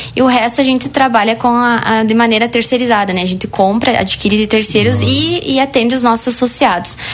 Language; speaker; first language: Portuguese; native; Portuguese